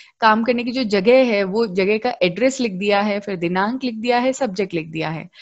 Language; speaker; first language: Hindi; native; Hindi